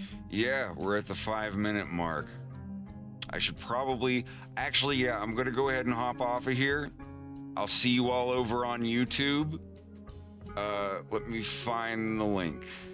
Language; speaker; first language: English; native; English